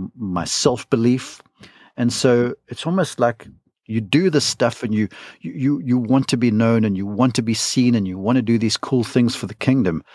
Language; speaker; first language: English; native; English